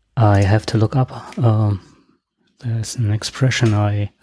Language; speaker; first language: English; non-native, learner; German